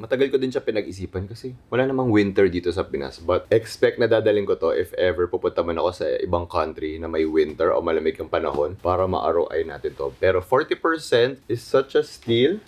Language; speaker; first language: Filipino; native; Filipino